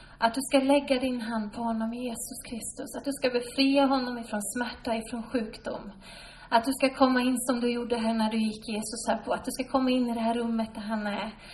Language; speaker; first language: Swedish; native; Swedish